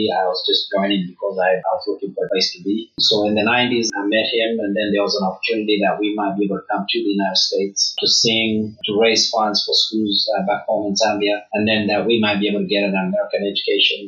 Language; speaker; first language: English; early bilingual, other home language; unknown